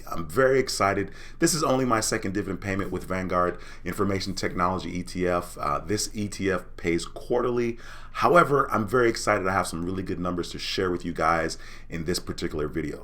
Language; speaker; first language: English; native; English